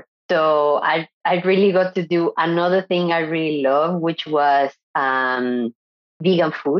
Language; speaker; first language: English; non-native, fluent; Spanish